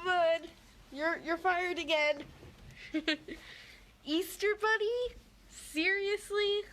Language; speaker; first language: English; native; English